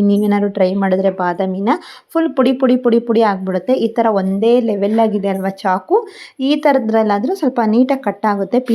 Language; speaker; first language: Kannada; native; Kannada